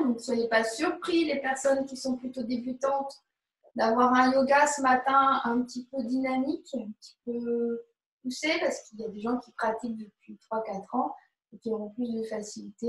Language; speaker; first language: French; native; French